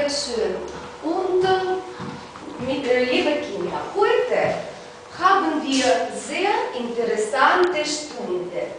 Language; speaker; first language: German; non-native, fluent; Russian